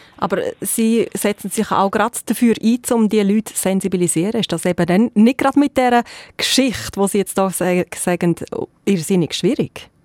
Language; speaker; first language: German; native; German